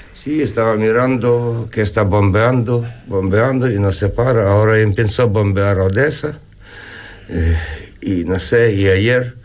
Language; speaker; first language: Spanish; non-native, learner; Ukrainian